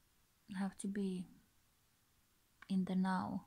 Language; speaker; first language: English; non-native, learner; Finnish